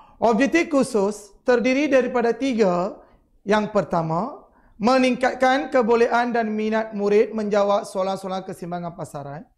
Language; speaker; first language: Malay; non-native, local second language; Tamil